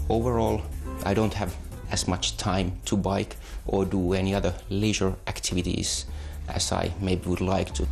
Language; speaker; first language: English; non-native, fluent; Finnish